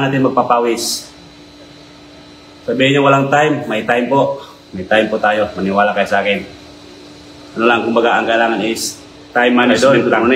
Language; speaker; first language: Filipino; native; Filipino